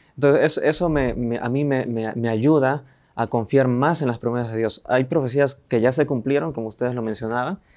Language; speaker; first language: Spanish; native; Spanish